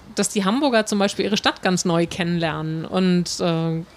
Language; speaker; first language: German; native; German